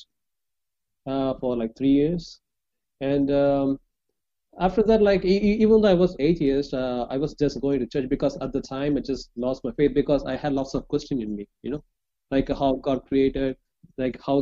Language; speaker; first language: English; non-native, local second language; Tamil